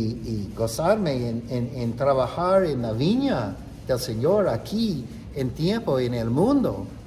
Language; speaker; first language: Spanish; non-native, fluent; English